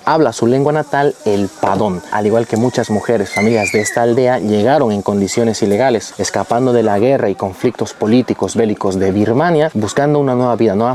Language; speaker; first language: Spanish; native; Spanish